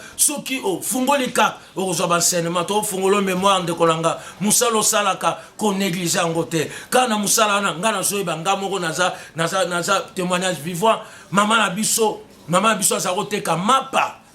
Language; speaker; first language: Lingala; native; Lingala